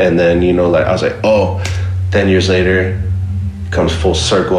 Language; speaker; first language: English; native; English